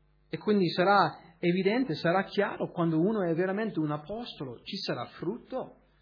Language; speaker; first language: Italian; early bilingual, other home language; English